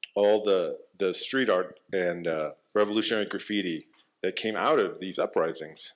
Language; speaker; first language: English; native; English